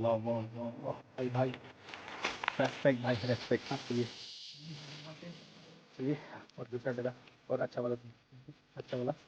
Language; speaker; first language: Hindi; non-native, local second language; Karbi